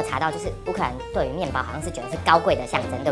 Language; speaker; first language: Chinese; native; Chinese